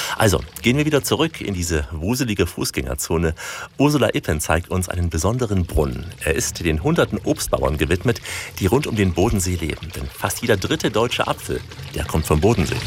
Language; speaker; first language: German; native; German